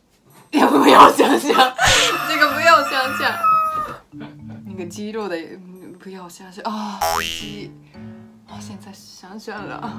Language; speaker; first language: Chinese; non-native, fluent; Japanese